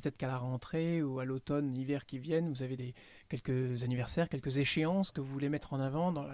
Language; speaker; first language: French; native; French